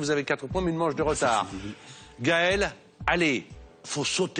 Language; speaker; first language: French; native; French